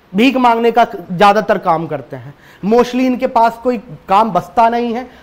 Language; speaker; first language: Hindi; native; Hindi